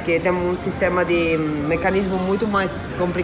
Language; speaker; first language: Portuguese; non-native, learner; Italian